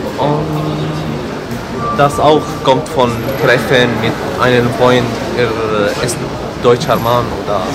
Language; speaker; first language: German; non-native, learner; Arabic